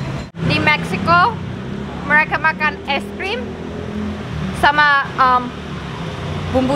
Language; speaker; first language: Indonesian; non-native, learner; English